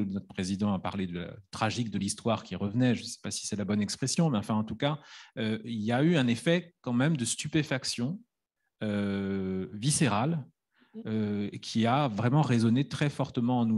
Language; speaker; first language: French; native; French